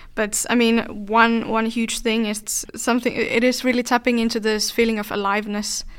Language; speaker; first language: English; non-native, fluent; Finnish